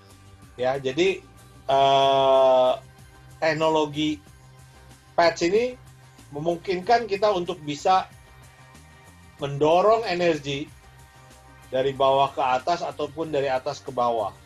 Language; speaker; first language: Indonesian; native; Indonesian